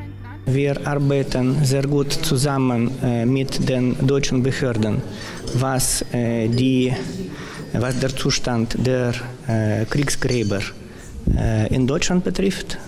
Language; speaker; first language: German; non-native, fluent; Russian